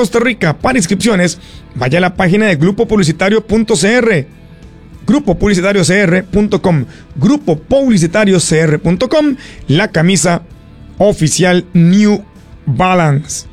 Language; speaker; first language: Spanish; native; Spanish